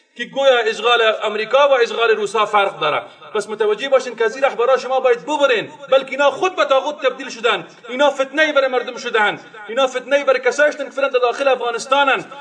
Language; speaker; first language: Persian; native; Persian